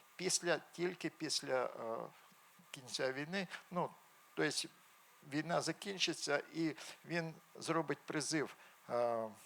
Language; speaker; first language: Ukrainian; non-native, local second language; Russian